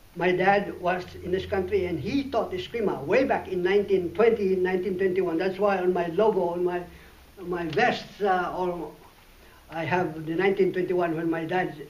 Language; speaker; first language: English; non-native, local second language; Iloko